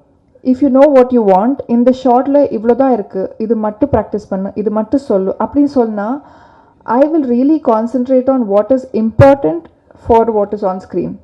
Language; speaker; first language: Tamil; non-native, learner; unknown